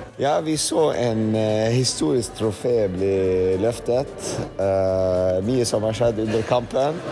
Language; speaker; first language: Norwegian; non-native, fluent; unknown